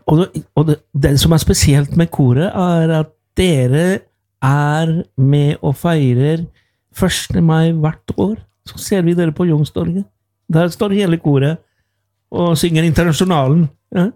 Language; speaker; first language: Norwegian; non-native, fluent; Spanish